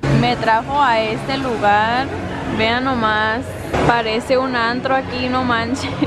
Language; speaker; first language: Spanish; early bilingual, heritage; Spanish